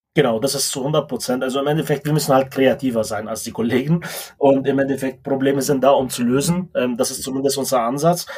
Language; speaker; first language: German; non-native, fluent; Arabic